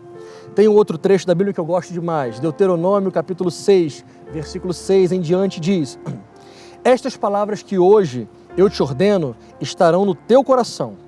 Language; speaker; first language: Portuguese; native; Portuguese